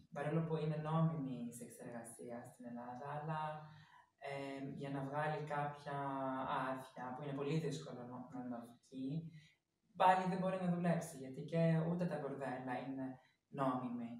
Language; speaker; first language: Greek; non-native, fluent; Arabic